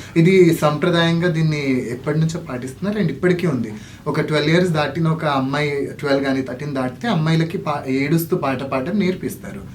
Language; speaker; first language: Telugu; non-native, local second language; Lambadi